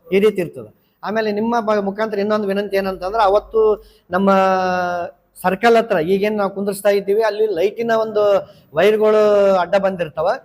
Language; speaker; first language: Kannada; native; Kannada